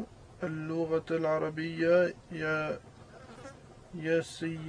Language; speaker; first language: Arabic; non-native, learner; French